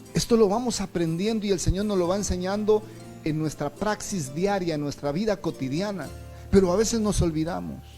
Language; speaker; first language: Spanish; native; Spanish